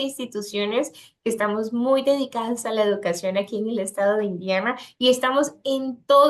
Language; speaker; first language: Spanish; native; Spanish